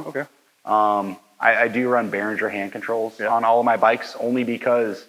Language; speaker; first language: English; native; English